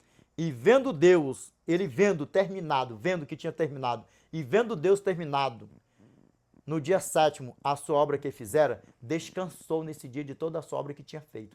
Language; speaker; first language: Portuguese; native; Portuguese